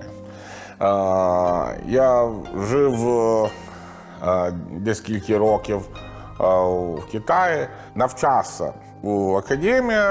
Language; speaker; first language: Ukrainian; non-native, learner; Italian